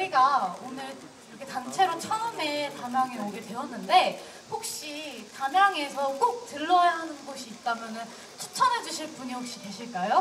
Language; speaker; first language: Korean; non-native, fluent; Japanese